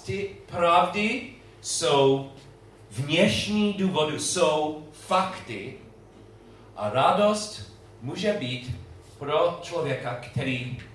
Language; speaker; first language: Czech; non-native, learner; English